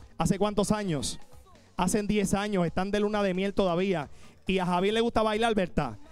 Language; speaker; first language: Spanish; native; Spanish